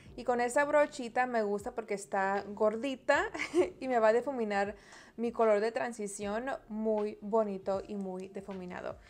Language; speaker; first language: Spanish; early bilingual, heritage; Spanish